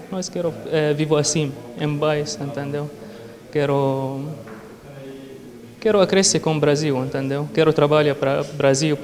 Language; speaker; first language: Portuguese; non-native, learner; Arabic